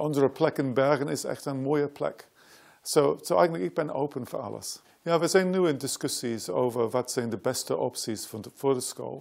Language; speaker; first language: Dutch; non-native, fluent; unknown